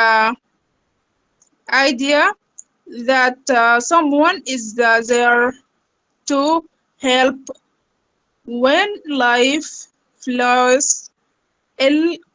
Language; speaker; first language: English; non-native, learner; Arabic